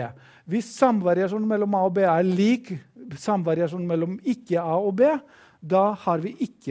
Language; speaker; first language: Norwegian; non-native, fluent; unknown